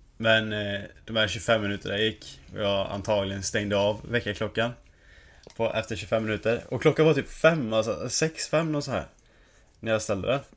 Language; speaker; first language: Swedish; early bilingual, other home language; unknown